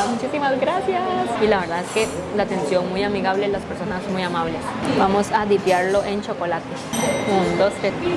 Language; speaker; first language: Spanish; native; Spanish